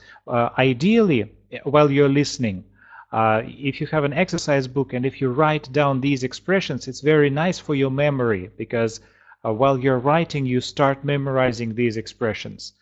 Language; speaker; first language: English; non-native, fluent; Russian